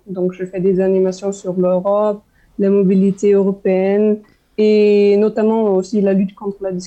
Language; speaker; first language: French; non-native, fluent; German